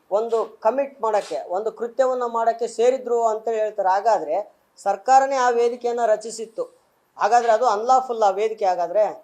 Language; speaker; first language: Kannada; non-native, local second language; Lambadi